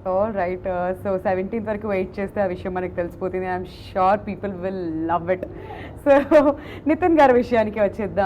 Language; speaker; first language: Telugu; native; Telugu